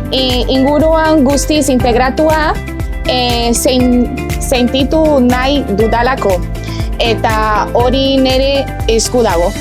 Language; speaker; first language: Basque; non-native, learner; Portuguese